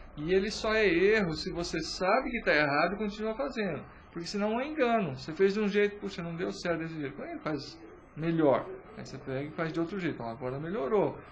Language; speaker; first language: Portuguese; native; Portuguese